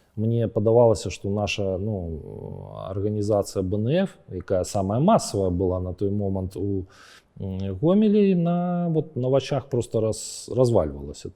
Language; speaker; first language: Belarusian; native; Belarusian